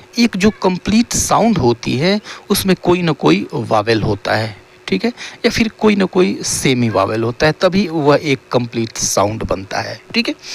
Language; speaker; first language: Hindi; native; Hindi